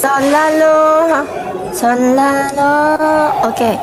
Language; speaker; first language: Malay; non-native, learner; Vietnamese